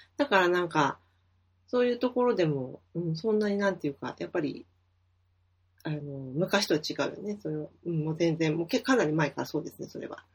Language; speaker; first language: Japanese; native; Japanese